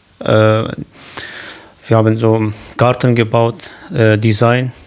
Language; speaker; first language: German; non-native, learner; Kurdish